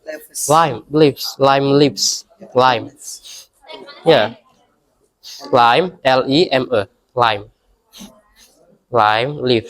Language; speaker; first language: English; non-native, fluent; Indonesian